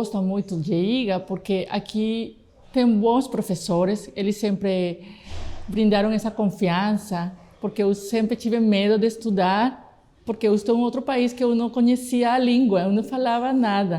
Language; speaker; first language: Portuguese; non-native, fluent; Spanish